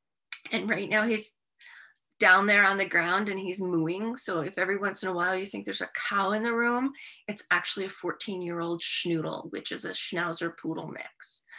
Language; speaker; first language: English; native; English